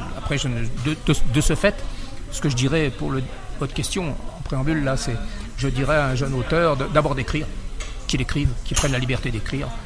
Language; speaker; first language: French; native; French